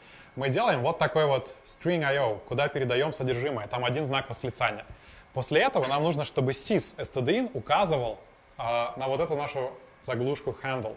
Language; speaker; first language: Russian; native; Russian